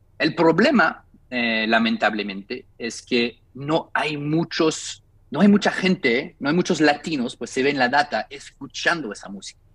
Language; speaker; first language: Spanish; non-native, fluent; French